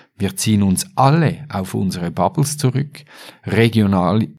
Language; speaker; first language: German; native; German